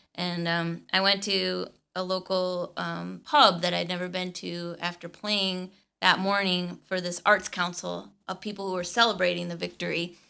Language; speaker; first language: English; native; English